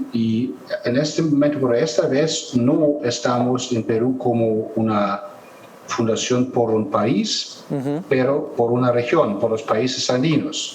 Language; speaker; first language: Spanish; non-native, fluent; German